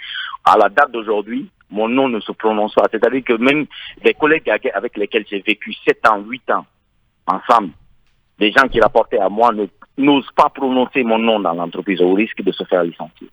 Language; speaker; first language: French; non-native, local second language; Fula